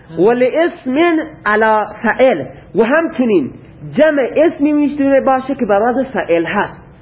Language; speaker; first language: Persian; non-native, local second language; Baluchi